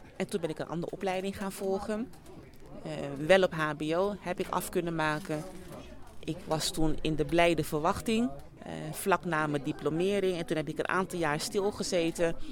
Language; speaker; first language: Dutch; early bilingual, other home language; Sranan Tongo